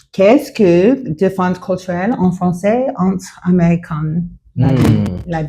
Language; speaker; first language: French; non-native, learner; English